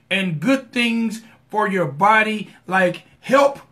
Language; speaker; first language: English; native; English